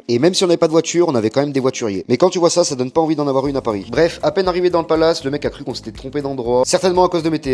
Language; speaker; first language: French; native; French